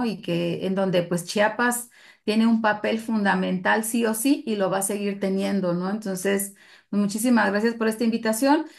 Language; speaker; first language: Spanish; native; Spanish